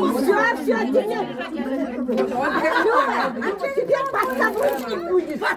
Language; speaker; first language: Russian; non-native, local second language; Uzbek